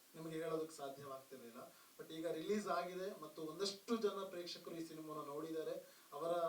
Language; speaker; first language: Kannada; non-native, local second language; Tulu